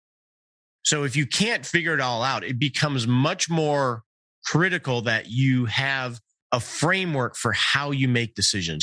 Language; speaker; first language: English; native; English